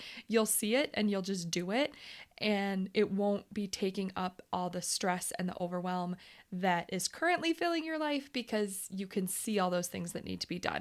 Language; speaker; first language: English; native; English